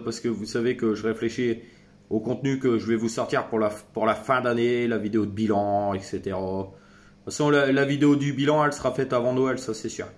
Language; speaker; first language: French; native; French